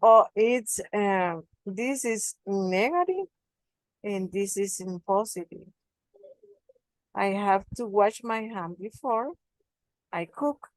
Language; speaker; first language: English; non-native, learner; Spanish